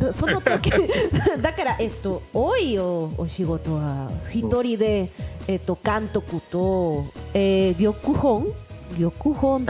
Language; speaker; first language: Japanese; non-native, learner; Spanish